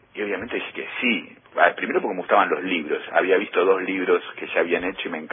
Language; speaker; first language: Spanish; native; Spanish